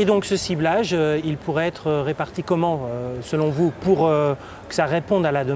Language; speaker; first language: French; native; French